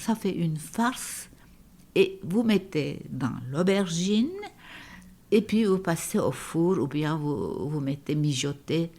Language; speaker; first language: French; non-native, fluent; Turkish